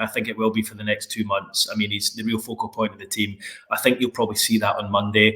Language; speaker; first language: English; native; English